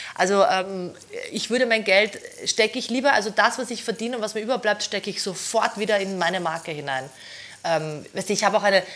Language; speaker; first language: German; native; German